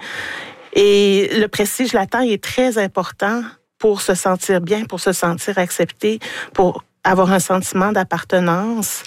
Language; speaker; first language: French; native; French